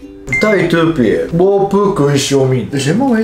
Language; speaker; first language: Chinese; non-native, learner; Japanese